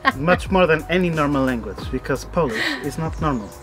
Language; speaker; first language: English; non-native, fluent; Portuguese